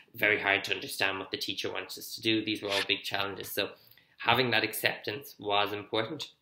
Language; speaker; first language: English; native; English